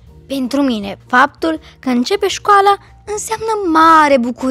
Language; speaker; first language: Romanian; early bilingual, heritage; Romanian